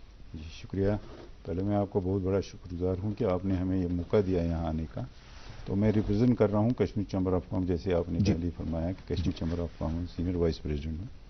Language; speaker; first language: Hindi; non-native, local second language; Kashmiri